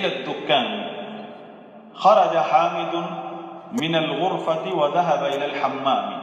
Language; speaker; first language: Arabic; non-native, fluent; Urdu